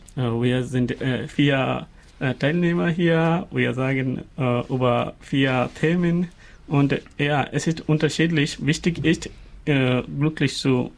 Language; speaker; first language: German; non-native, learner; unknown